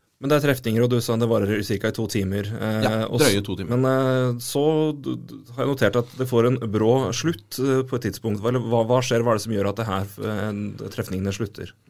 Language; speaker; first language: Norwegian; native; Norwegian